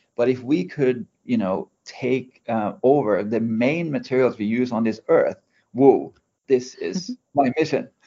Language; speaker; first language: English; non-native, fluent; Norwegian